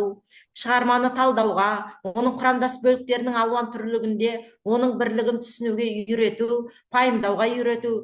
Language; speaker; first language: Kazakh; native; Kazakh